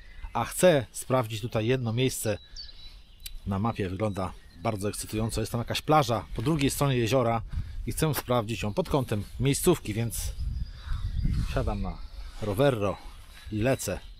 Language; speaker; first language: Polish; native; Polish